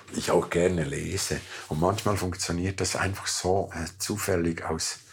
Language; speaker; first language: German; native; German